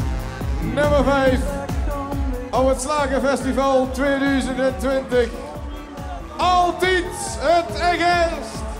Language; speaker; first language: Dutch; native; Dutch